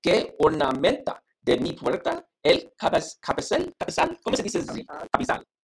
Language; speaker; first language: Spanish; non-native, learner; English